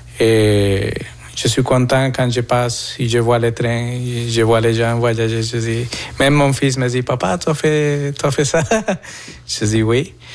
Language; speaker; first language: French; non-native, fluent; Spanish